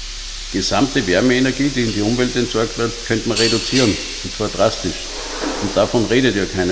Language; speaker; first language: German; native; German